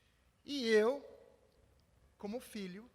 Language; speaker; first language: Portuguese; non-native, fluent; English